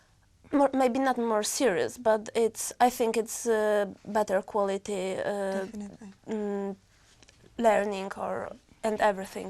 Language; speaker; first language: English; non-native, learner; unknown